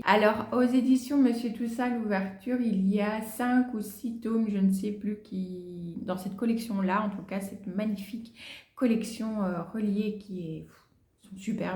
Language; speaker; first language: French; native; French